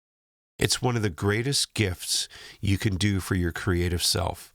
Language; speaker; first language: English; native; English